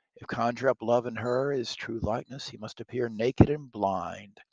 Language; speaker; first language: English; native; English